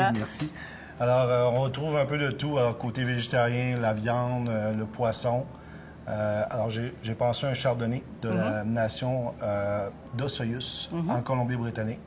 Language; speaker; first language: French; native; French